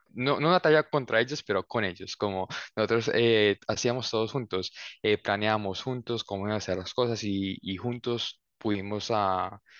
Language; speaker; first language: Spanish; early bilingual, heritage; Spanish